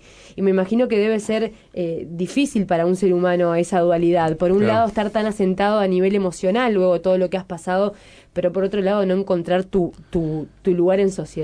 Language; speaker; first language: Spanish; native; Spanish